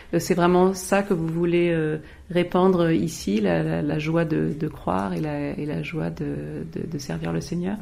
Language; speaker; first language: French; native; French